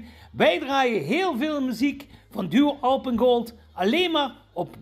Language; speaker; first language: Dutch; native; Dutch